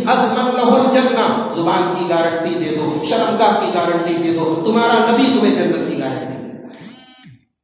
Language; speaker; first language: Urdu; native; Urdu